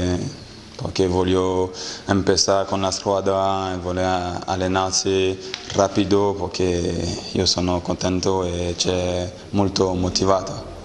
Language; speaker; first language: Italian; non-native, learner; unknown